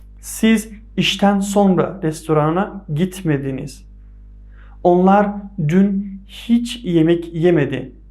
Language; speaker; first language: Turkish; non-native, fluent; Persian